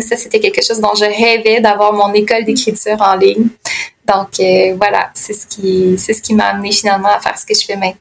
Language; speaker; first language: French; native; French